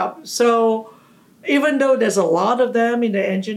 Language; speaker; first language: English; non-native, local second language; Cantonese